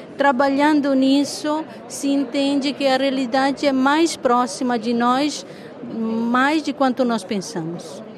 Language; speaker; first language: Portuguese; non-native, fluent; Italian